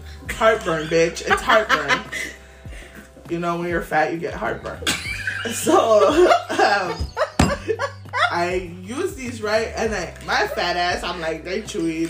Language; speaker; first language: English; early bilingual, other home language; Spanish